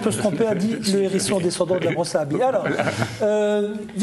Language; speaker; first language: French; native; French